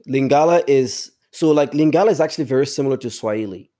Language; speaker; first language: English; non-native, fluent; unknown